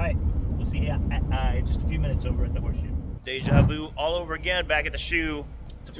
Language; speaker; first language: English; native; English